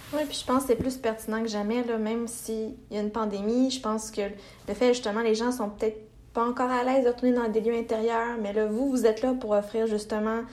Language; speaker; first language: French; native; French